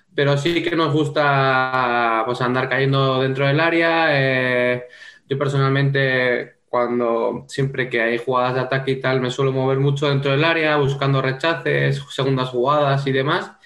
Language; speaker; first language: Spanish; native; Spanish